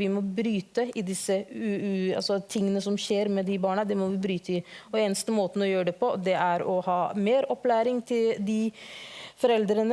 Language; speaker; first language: Norwegian; early bilingual, other home language; Somali